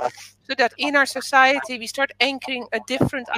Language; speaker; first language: English; non-native, fluent; Dutch